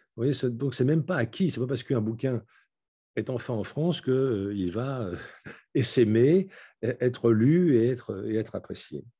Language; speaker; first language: French; native; French